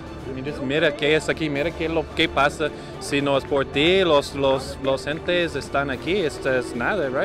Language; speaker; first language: Spanish; non-native, learner; English